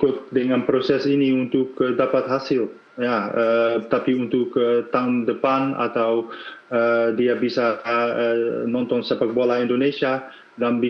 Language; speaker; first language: Indonesian; non-native, fluent; Dutch